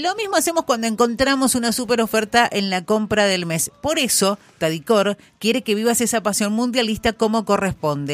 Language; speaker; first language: Spanish; native; Spanish